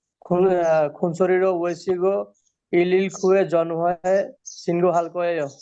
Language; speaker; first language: Korean; non-native, learner; Bangla